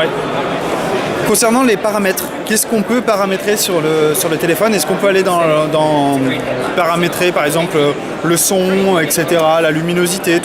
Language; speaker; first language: French; native; French